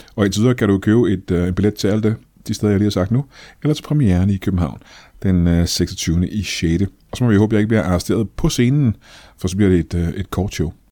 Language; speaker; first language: Danish; native; Danish